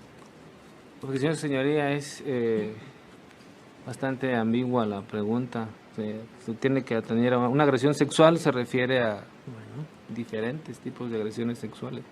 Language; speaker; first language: Spanish; native; Spanish